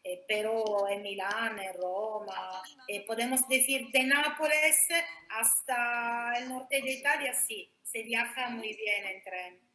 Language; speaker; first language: Spanish; non-native, fluent; Italian